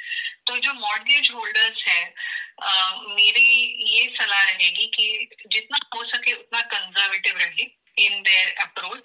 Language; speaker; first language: Hindi; native; Hindi